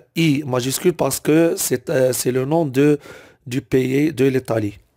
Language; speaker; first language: French; non-native, local second language; Arabic